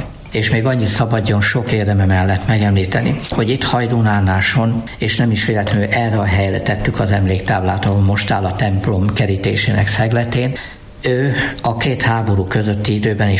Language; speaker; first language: Hungarian; native; Hungarian